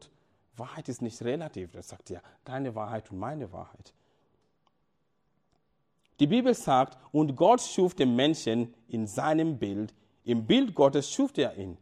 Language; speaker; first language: German; non-native, fluent; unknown